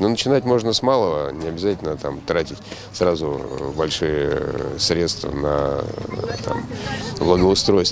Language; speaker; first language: Russian; native; Russian